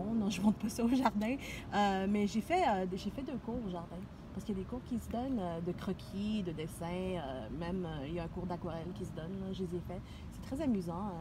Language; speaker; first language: French; non-native, fluent; Spanish